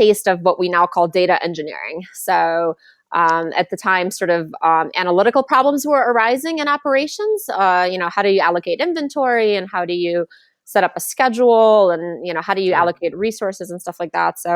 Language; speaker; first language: English; non-native, fluent; Lithuanian